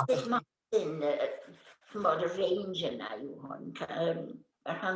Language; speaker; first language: Welsh; native; Welsh